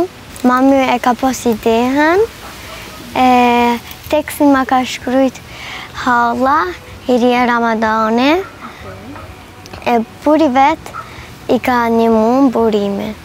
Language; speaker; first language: Albanian; early bilingual, heritage; Albanian